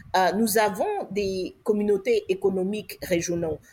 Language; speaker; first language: French; non-native, local second language; English